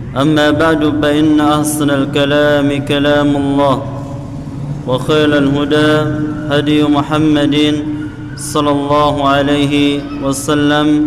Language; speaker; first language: Arabic; non-native, fluent; Indonesian